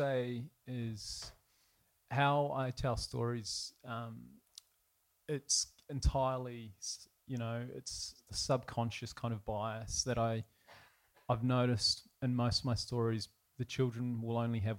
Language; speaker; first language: English; native; English